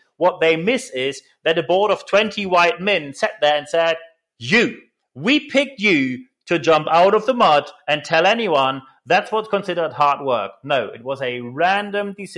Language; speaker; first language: English; non-native, fluent; German